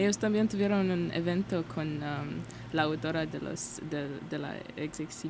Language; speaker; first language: Spanish; non-native, learner; Romanian